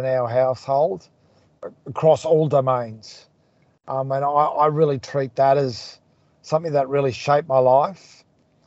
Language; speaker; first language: English; native; English